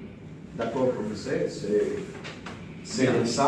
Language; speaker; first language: French; non-native, learner; Spanish